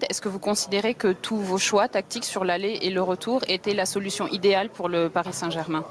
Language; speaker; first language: French; native; French